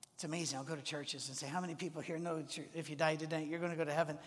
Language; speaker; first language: English; native; English